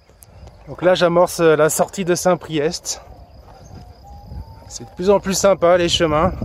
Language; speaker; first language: French; native; French